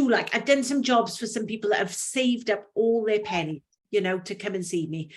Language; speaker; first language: English; native; English